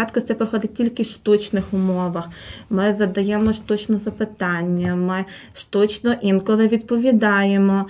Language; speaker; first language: Ukrainian; native; Ukrainian